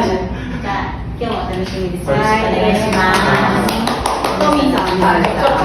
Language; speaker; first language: Japanese; non-native, fluent; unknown